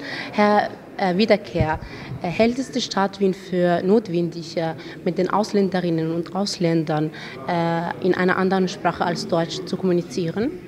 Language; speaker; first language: German; non-native, fluent; Arabic